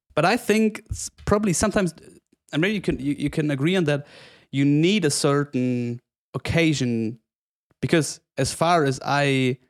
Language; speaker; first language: English; non-native, fluent; German